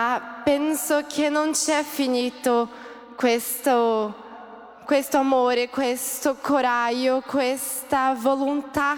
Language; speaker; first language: Italian; early bilingual, heritage; Portuguese